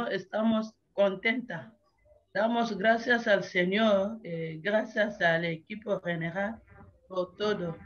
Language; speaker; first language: Spanish; non-native, learner; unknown